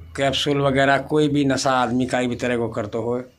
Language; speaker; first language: Hindi; native; Hindi